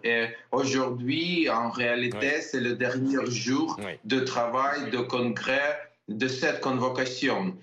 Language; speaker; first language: French; non-native, learner; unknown